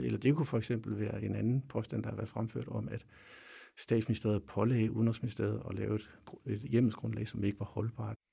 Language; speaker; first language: Danish; native; Danish